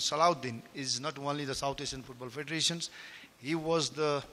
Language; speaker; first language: English; non-native, local second language; Nepali